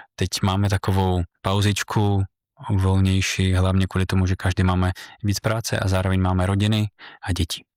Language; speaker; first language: Czech; non-native, fluent; Russian